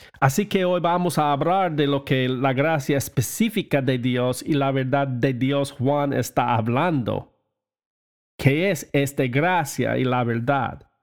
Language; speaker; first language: Spanish; non-native, learner; English